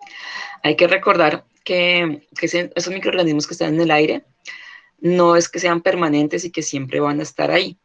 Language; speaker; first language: Spanish; native; Spanish